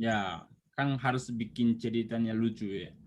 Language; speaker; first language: Indonesian; non-native, fluent; Japanese